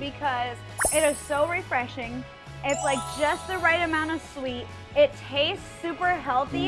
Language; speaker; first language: English; early bilingual, other home language; Chinese